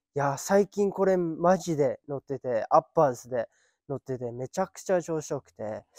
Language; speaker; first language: Japanese; early bilingual, heritage; Japanese